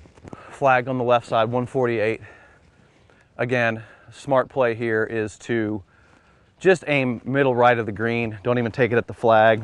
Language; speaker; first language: English; native; English